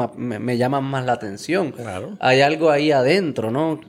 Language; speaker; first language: Spanish; native; Spanish